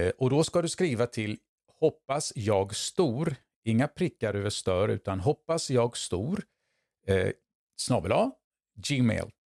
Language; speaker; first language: Swedish; native; Swedish